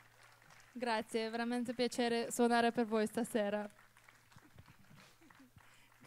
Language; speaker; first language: Italian; non-native, learner; Russian